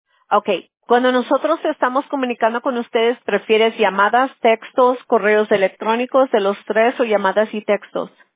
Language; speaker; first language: Spanish; early bilingual, heritage; Spanish